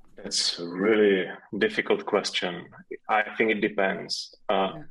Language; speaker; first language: English; non-native, fluent; Czech